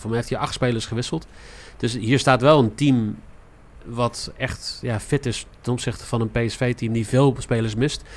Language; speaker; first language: Dutch; native; Dutch